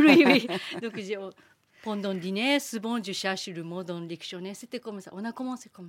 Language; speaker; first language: French; non-native, learner; Japanese